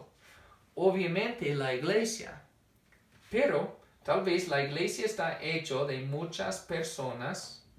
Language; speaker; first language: Spanish; non-native, fluent; English